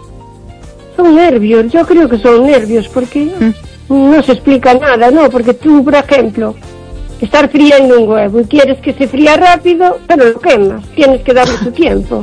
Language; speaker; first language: Spanish; native; Spanish